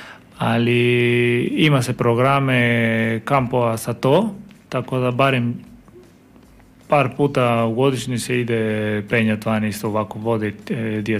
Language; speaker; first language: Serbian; non-native, learner; Spanish